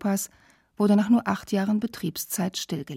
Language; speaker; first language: German; native; German